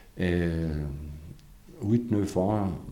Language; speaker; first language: French; non-native, fluent; German